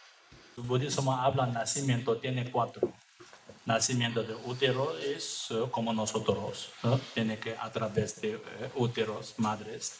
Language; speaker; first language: Spanish; non-native, learner; Tibetan